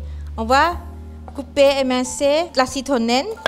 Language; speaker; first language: French; non-native, fluent; Thai